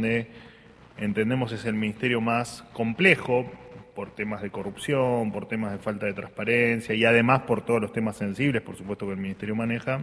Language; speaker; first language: Spanish; native; Spanish